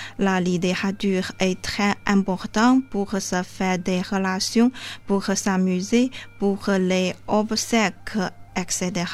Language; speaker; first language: French; non-native, learner; Chinese